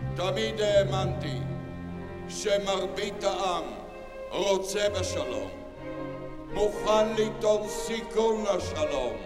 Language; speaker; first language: Hebrew; native; Hebrew